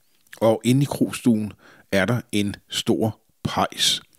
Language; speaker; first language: Danish; native; Danish